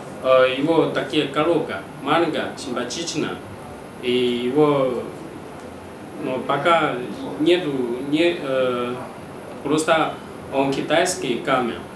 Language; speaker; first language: Russian; non-native, learner; Chinese